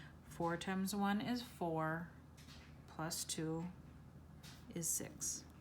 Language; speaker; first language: English; native; English